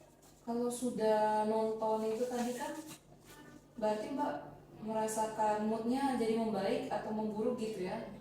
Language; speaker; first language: Indonesian; native; Indonesian